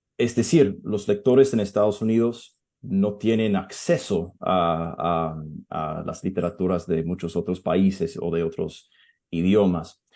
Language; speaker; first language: Spanish; non-native, fluent; English